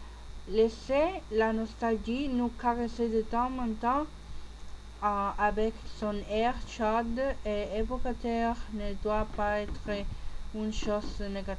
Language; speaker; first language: French; non-native, learner; Spanish